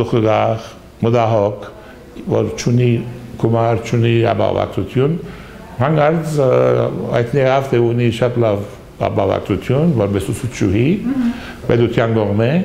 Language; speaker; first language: Armenian; early bilingual, heritage; Armenian